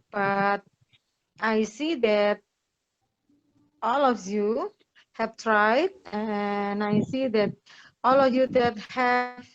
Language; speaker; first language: English; non-native, learner; Indonesian